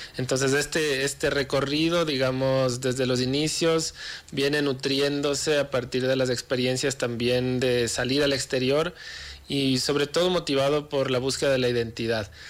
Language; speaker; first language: Spanish; native; Spanish